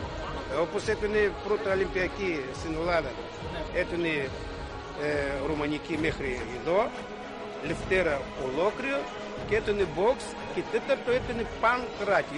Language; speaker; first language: Greek; non-native, learner; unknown